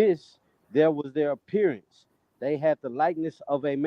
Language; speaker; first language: English; native; English